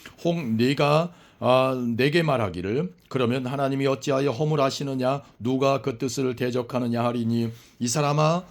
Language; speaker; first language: Korean; native; Korean